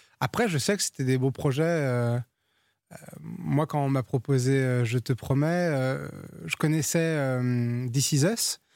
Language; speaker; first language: French; early bilingual, other home language; Portuguese